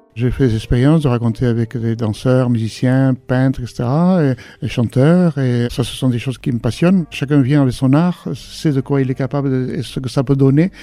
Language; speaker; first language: French; non-native, local second language; Basque